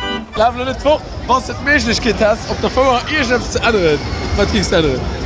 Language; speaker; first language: German; native; German